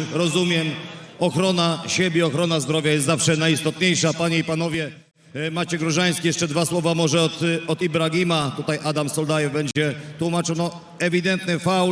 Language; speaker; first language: Polish; native; Polish